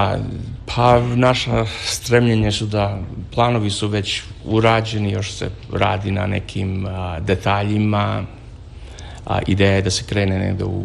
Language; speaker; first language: Serbian; native; Serbian